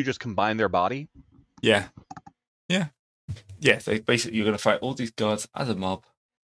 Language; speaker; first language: English; native; English